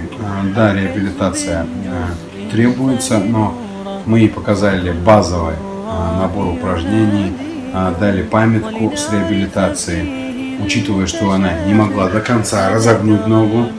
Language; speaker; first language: Russian; native; Russian